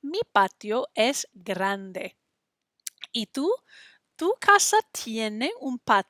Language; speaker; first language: Spanish; non-native, fluent; English